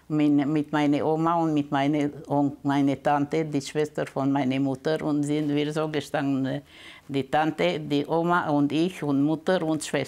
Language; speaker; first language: German; early bilingual, heritage; German